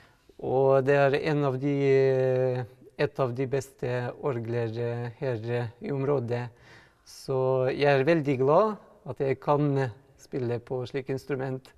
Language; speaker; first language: Norwegian; non-native, fluent; Russian